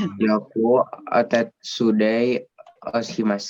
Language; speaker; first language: Japanese; non-native, learner; Indonesian